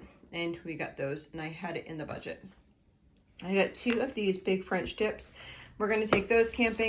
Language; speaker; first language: English; native; English